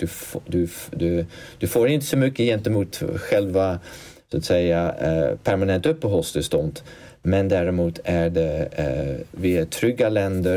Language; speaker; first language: Swedish; non-native, fluent; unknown